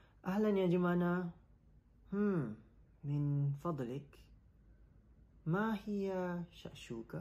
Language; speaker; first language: Arabic; non-native, learner; English